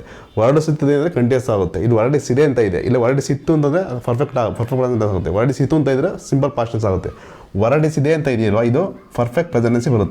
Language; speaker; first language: Kannada; native; Kannada